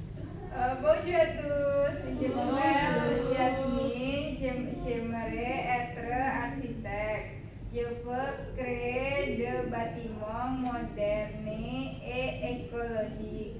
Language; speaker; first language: French; non-native, learner; Indonesian